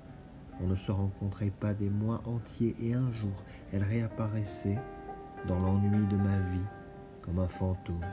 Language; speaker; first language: French; native; French